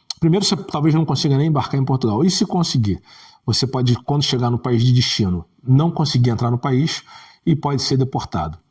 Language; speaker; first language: Portuguese; native; Portuguese